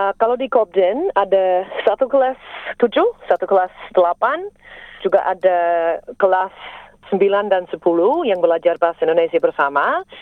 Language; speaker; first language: Indonesian; non-native, fluent; English